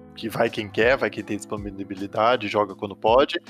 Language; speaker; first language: Portuguese; native; Portuguese